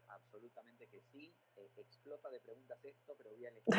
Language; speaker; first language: Spanish; native; Spanish